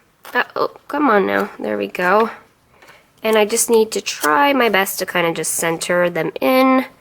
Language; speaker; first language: English; native; English